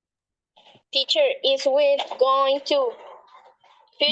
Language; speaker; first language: English; non-native, learner; Spanish